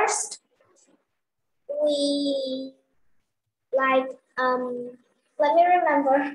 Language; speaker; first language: English; non-native, learner; Vietnamese